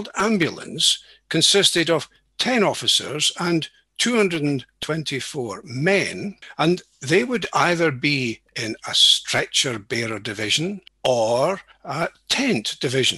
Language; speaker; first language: English; native; English